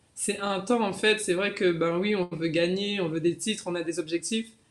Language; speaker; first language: French; native; French